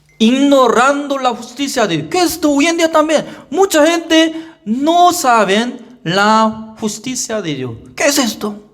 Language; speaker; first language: Spanish; non-native, fluent; Korean